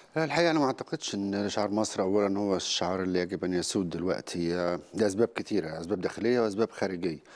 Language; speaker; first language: Arabic; native; Arabic